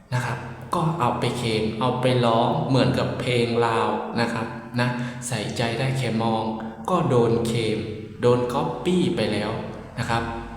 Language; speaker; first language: Thai; native; Thai